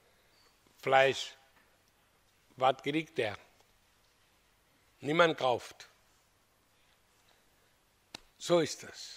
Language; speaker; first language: German; non-native, fluent; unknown